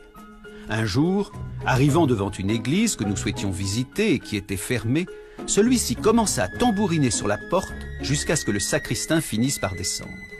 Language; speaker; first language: French; native; French